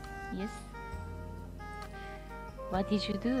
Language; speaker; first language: English; non-native, learner; Japanese